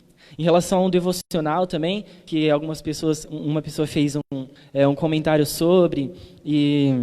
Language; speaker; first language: Portuguese; native; Portuguese